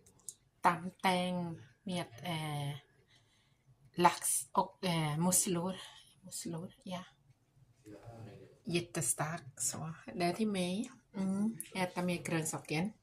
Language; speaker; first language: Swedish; non-native, learner; Thai